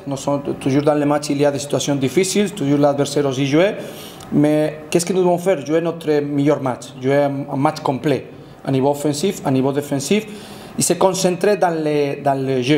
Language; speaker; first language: French; non-native, fluent; Spanish